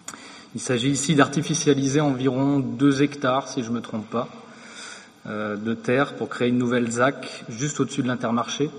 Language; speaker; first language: French; native; French